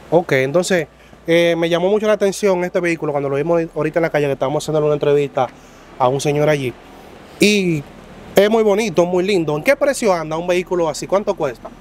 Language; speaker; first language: Spanish; native; Spanish